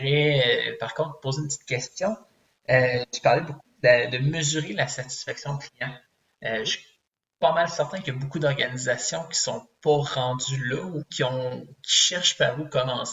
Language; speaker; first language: French; native; French